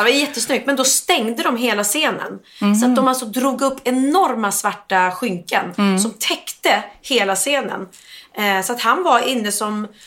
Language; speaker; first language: Swedish; native; Swedish